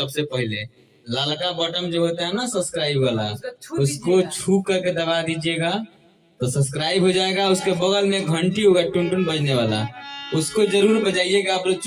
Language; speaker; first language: Hindi; non-native, local second language; Bhojpuri